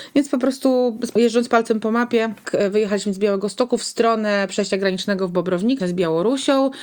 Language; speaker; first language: Polish; native; Polish